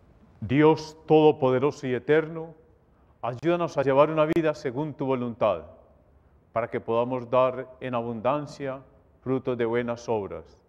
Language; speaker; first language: Spanish; native; Spanish